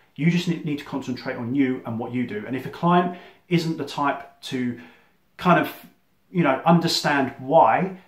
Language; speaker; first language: English; native; English